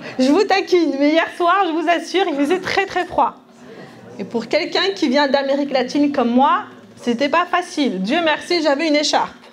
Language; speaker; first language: French; early bilingual, other home language; Spanish